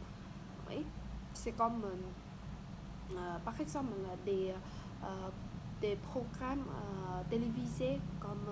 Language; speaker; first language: French; non-native, learner; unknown